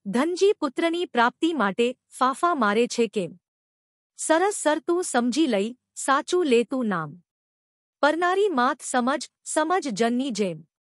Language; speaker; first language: Gujarati; native; Gujarati